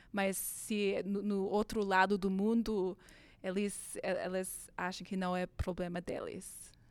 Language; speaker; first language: Portuguese; non-native, learner; Chinese